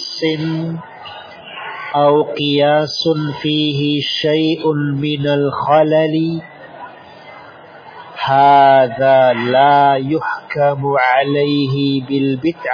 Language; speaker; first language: Arabic; non-native, fluent; Indonesian